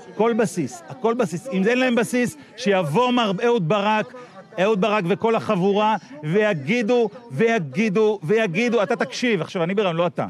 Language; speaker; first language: Hebrew; native; Hebrew